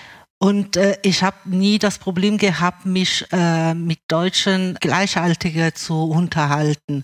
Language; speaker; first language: German; early bilingual, other home language; Italian